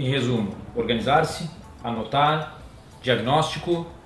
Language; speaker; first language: Portuguese; native; Portuguese